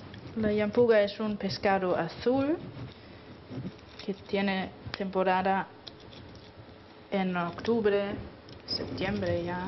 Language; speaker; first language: Spanish; non-native, fluent; German